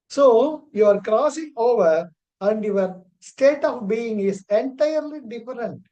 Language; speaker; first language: English; non-native, local second language; Tamil